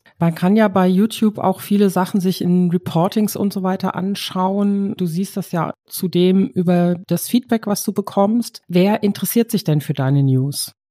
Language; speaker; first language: German; native; German